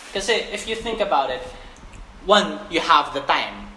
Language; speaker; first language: English; non-native, local second language; Filipino